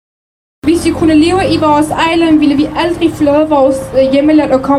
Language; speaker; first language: Danish; non-native, learner; Kurdish